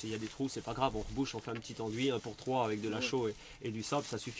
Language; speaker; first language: French; native; French